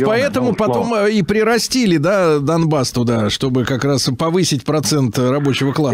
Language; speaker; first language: Russian; native; Russian